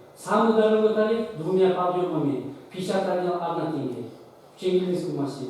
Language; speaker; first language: Russian; non-native, local second language; Kazakh